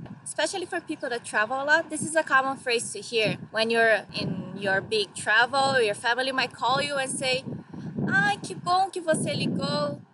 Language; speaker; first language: English; non-native, fluent; Portuguese